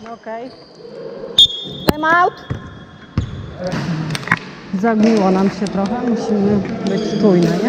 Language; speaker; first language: Polish; native; Polish